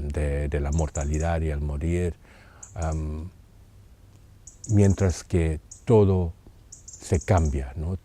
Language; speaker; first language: Spanish; non-native, fluent; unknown